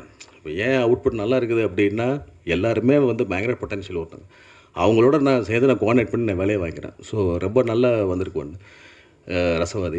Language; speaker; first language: Tamil; native; Tamil